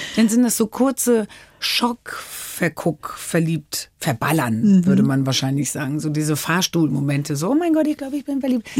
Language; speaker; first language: German; native; German